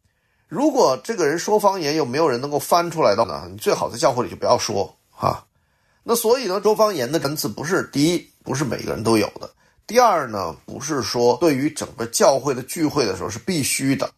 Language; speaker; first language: Chinese; native; Chinese